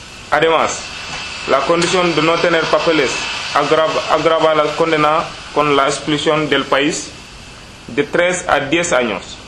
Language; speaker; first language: Spanish; non-native, learner; Wolof